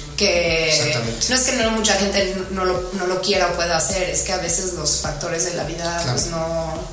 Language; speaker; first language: Spanish; early bilingual, heritage; Spanish